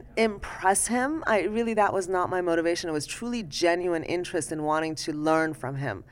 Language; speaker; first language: English; early bilingual, other home language; Persian